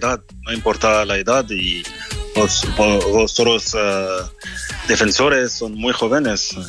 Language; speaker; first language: Spanish; non-native, fluent; French